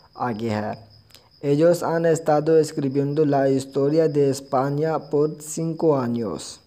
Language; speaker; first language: Spanish; non-native, fluent; Urdu